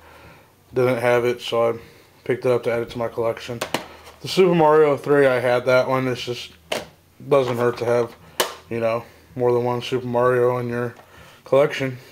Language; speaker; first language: English; native; English